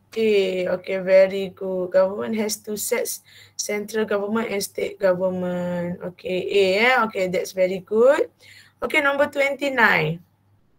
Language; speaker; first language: English; non-native, fluent; Malay